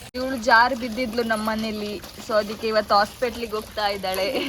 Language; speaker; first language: Kannada; non-native, local second language; Konkani